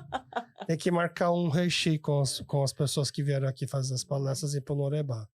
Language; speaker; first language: Portuguese; early bilingual, other home language; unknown